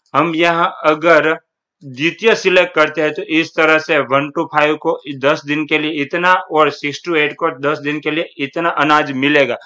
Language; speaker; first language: Hindi; non-native, local second language; Gujarati